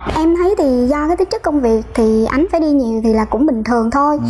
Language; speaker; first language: Vietnamese; native; Vietnamese